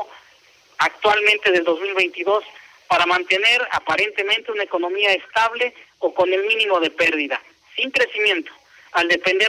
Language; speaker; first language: Spanish; native; Spanish